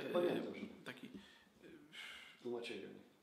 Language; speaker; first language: Polish; non-native, learner; Ukrainian